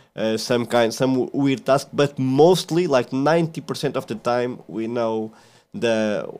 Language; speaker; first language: English; non-native, fluent; Portuguese